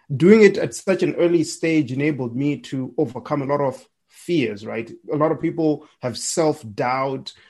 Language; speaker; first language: English; non-native, local second language; Shona